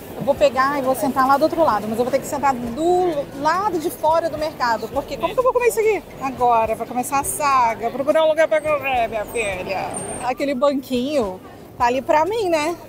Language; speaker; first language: Portuguese; native; Portuguese